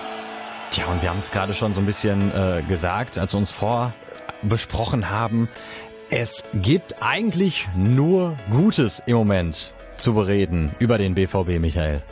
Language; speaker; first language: German; native; German